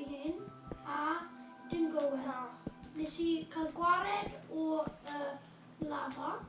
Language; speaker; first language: Welsh; native; Welsh